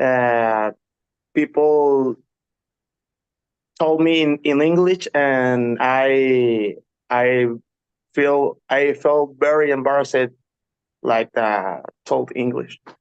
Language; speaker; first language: English; non-native, learner; Spanish